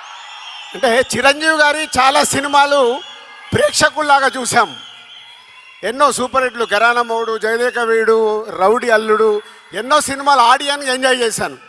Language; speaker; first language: Telugu; native; Telugu